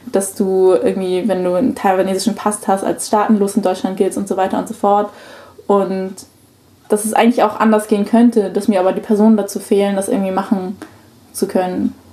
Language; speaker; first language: German; early bilingual, other home language; Chinese